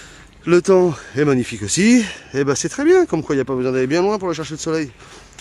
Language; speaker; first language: French; native; French